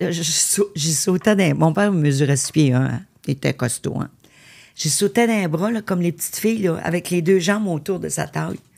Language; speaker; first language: French; native; French